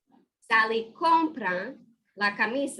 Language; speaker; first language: Spanish; non-native, fluent; English